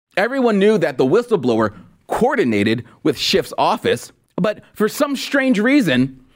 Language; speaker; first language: English; native; English